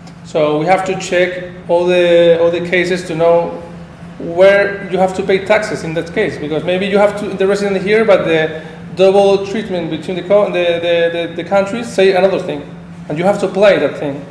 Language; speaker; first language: English; non-native, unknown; Spanish